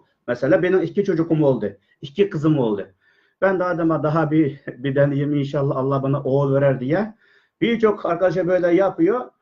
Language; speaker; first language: Turkish; non-native, learner; Uyghur